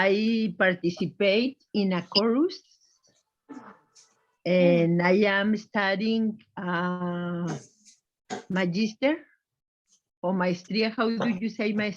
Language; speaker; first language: English; non-native, learner; Spanish